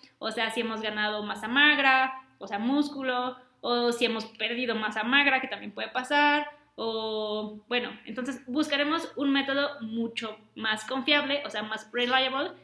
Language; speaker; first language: Spanish; native; Spanish